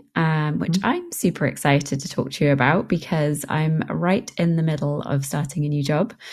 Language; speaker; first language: English; native; English